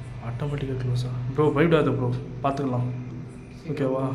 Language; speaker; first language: Tamil; native; Tamil